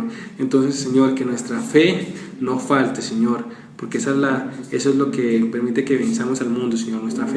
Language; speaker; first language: Spanish; native; Spanish